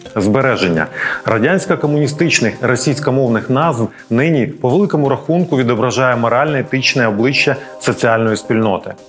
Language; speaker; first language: Ukrainian; native; Ukrainian